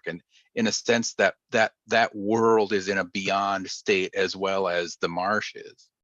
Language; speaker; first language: English; native; English